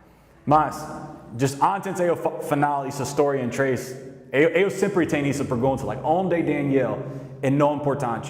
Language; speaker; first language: Portuguese; non-native, learner; English